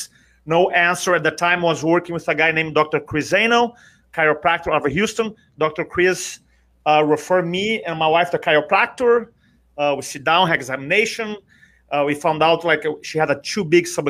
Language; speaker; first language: English; non-native, fluent; Portuguese